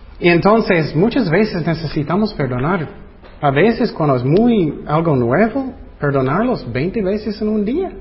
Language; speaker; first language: Spanish; non-native, fluent; English